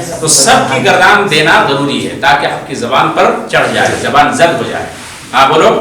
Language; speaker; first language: Urdu; non-native, local second language; Bangla